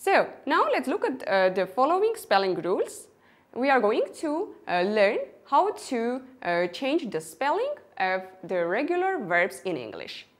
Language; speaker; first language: English; non-native, fluent; Armenian